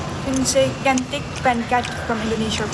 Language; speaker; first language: English; non-native, learner; Burmese